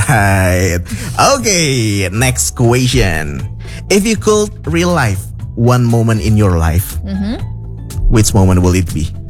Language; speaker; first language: English; non-native, fluent; Indonesian